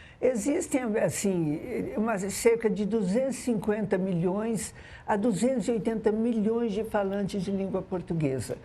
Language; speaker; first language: Portuguese; early bilingual, other home language; Arabic